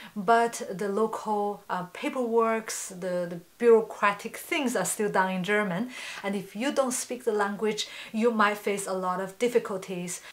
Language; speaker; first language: English; non-native, fluent; Chinese